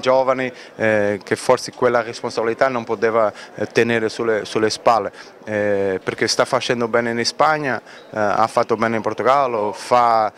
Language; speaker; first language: Italian; non-native, fluent; Portuguese